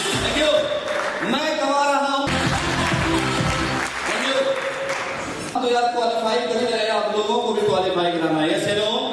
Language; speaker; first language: Hindi; native; Hindi